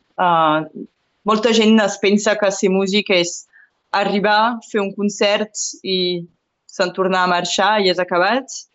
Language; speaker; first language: Catalan; non-native, local second language; French